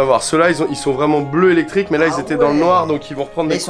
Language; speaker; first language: French; native; French